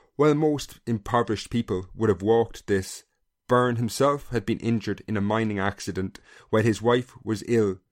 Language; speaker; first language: English; native; English